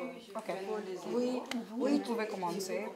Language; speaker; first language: French; non-native, learner; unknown